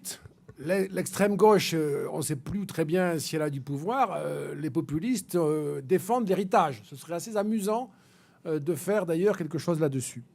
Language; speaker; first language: French; native; French